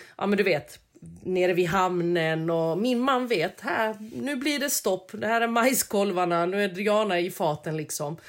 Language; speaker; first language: Swedish; native; Swedish